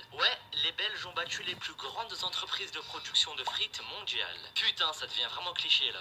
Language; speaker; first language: French; native; French